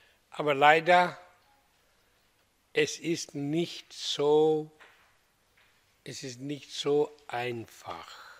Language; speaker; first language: German; non-native, fluent; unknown